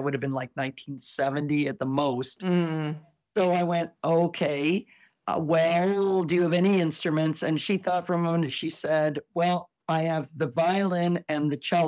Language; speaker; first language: English; native; English